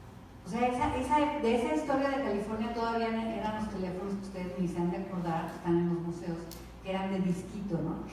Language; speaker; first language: Spanish; native; Spanish